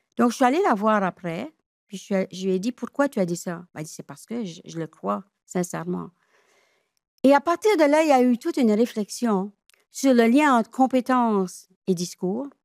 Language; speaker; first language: French; native; French